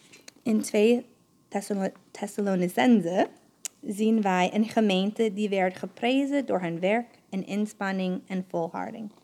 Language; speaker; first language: Dutch; non-native, fluent; English